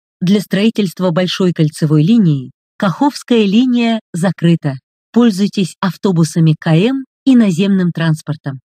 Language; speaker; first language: Russian; native; Russian